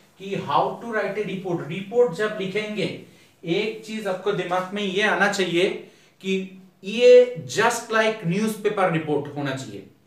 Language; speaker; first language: Hindi; non-native, local second language; Bangla